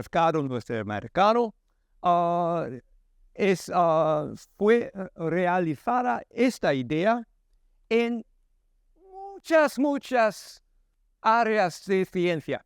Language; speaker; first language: Spanish; non-native, learner; English